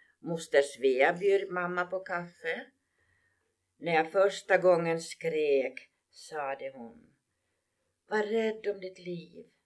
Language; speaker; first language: Swedish; native; Swedish